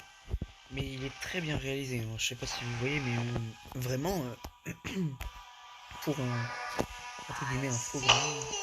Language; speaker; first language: French; native; French